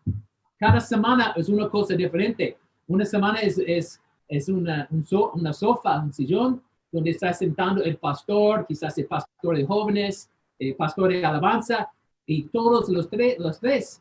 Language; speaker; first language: Spanish; non-native, fluent; English